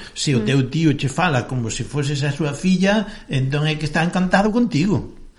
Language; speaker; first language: Galician; native; Galician